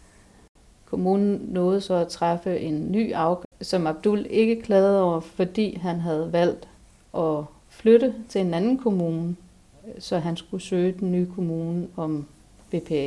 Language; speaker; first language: Danish; native; Danish